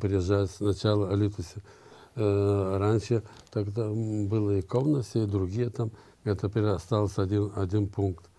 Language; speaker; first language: Russian; non-native, local second language; Lithuanian